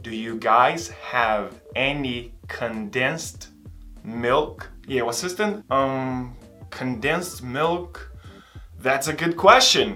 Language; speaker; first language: English; non-native, fluent; Portuguese